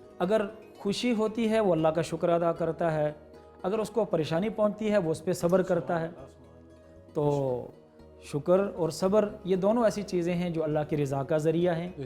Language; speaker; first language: Urdu; non-native, local second language; Northern Hindko